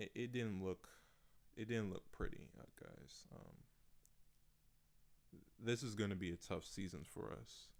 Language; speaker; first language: English; native; English